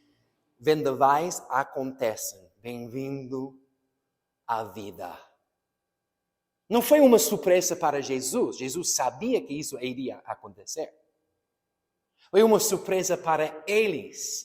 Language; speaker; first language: Portuguese; non-native, fluent; English